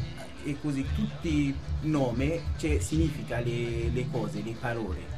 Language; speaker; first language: Italian; non-native, local second language; Kurdish